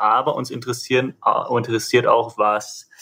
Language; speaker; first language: German; native; German